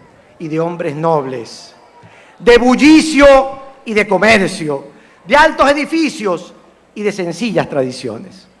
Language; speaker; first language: Spanish; native; Spanish